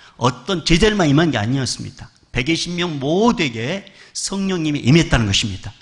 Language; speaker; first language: Korean; native; Korean